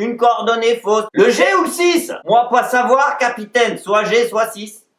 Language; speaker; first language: French; native; French